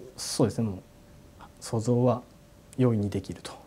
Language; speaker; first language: Japanese; native; Japanese